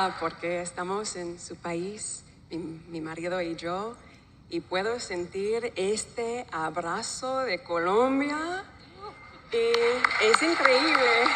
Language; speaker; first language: Spanish; non-native, learner; English